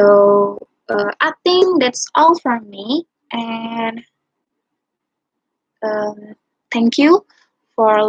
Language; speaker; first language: English; non-native, learner; Indonesian